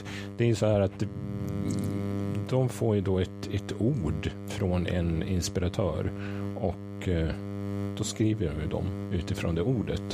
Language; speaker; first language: Swedish; native; Swedish